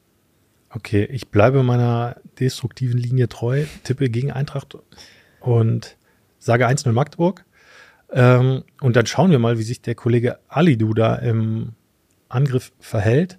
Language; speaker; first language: German; native; German